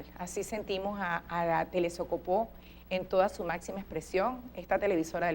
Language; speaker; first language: Spanish; native; Spanish